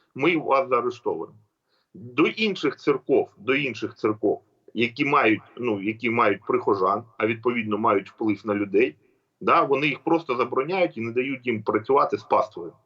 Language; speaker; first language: Ukrainian; native; Ukrainian